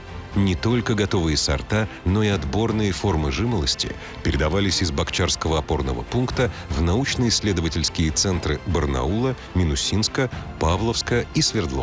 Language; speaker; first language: Russian; native; Russian